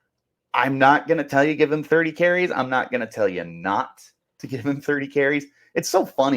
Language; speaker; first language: English; native; English